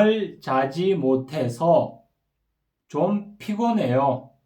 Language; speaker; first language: Korean; non-native, fluent; Kyrgyz